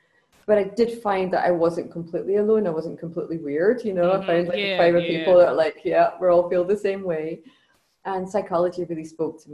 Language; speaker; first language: English; native; English